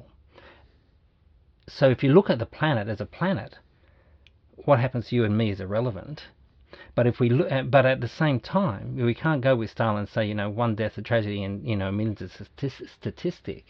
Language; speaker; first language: English; native; English